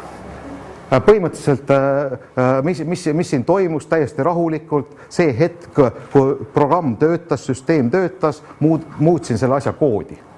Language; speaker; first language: Estonian; native; Estonian